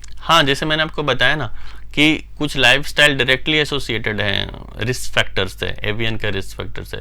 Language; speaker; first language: Hindi; native; Hindi